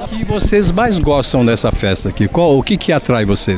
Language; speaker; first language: Portuguese; native; Portuguese